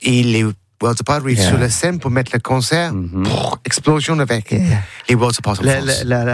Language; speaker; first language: French; non-native, learner; English